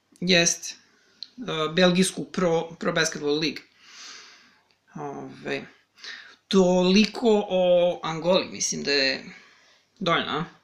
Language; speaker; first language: Serbian; native; Serbian